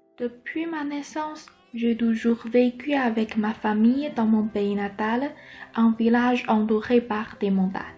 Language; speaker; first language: French; non-native, learner; Chinese